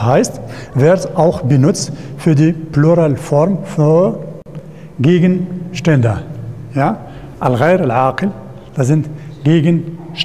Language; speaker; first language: German; non-native, learner; Arabic